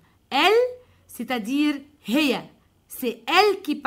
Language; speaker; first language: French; non-native, fluent; Arabic